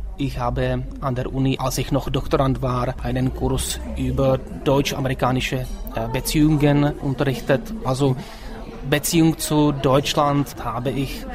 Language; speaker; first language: German; non-native, fluent; Czech